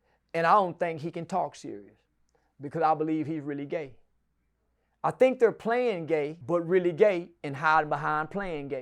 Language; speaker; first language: English; native; English